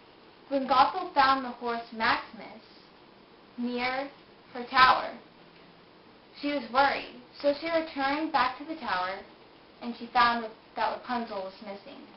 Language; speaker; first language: English; native; English